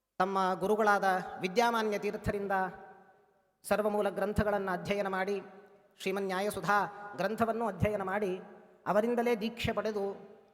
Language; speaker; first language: Kannada; non-native, local second language; Konkani